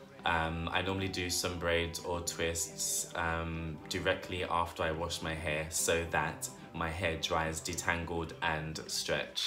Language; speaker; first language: English; native; English